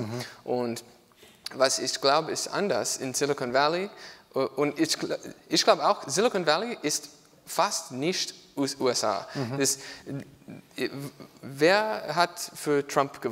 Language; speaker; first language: German; non-native, learner; English